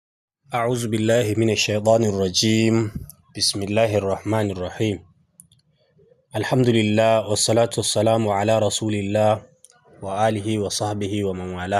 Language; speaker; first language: Arabic; non-native, fluent; Hausa